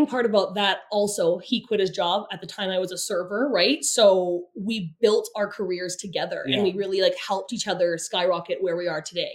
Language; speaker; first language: English; native; English